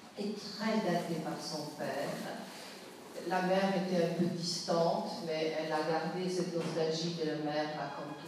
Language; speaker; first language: French; non-native, fluent; Polish